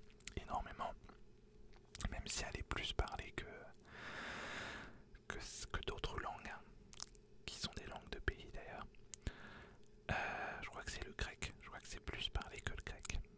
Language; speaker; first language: French; native; French